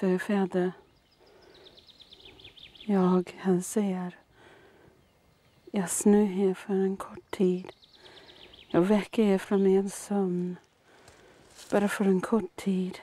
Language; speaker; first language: Swedish; non-native, fluent; Māori